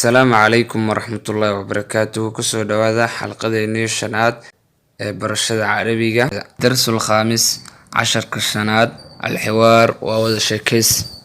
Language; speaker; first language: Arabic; non-native, fluent; Somali